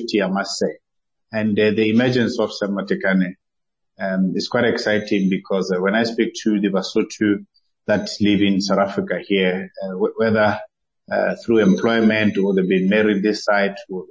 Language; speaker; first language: English; non-native, local second language; Southern Sotho